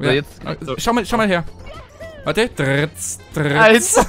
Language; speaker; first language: German; native; German